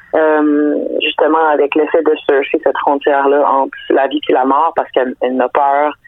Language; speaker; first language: French; early bilingual, other home language; Danish